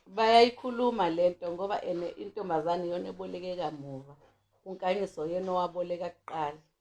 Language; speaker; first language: Zulu; native; Zulu